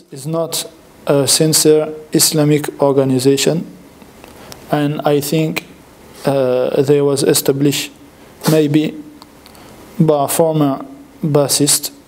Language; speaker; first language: English; non-native, learner; French